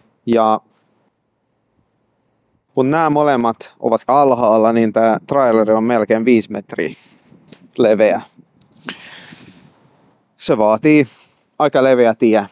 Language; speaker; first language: Finnish; non-native, fluent; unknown